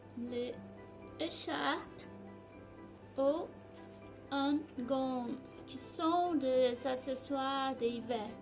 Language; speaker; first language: French; non-native, learner; Portuguese